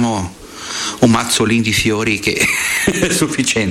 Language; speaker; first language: Italian; non-native, fluent; Portuguese